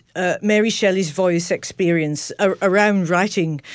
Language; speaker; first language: English; native; English